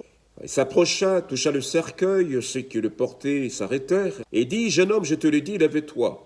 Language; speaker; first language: French; native; French